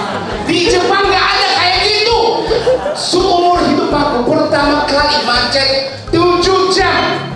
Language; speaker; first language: Indonesian; non-native, fluent; Japanese